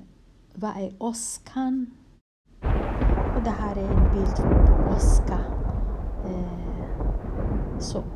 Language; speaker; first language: Swedish; non-native, fluent; Kurdish